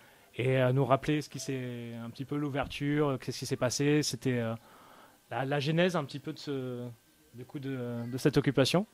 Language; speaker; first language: French; native; French